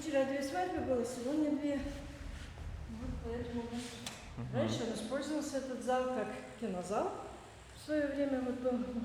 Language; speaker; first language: Russian; native; Russian